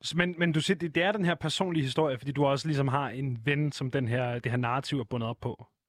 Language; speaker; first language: Danish; native; Danish